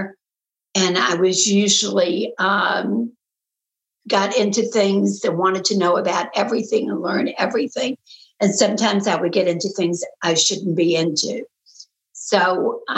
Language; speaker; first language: English; native; English